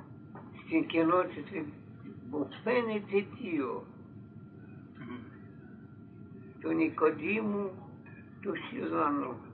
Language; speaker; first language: Greek; non-native, fluent; Russian